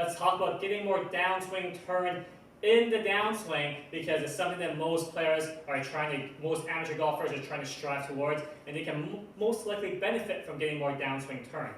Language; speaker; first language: English; native; English